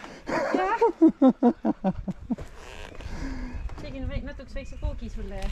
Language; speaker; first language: Estonian; native; Estonian